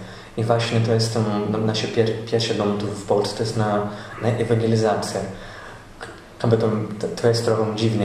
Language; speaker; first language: Polish; non-native, learner; Portuguese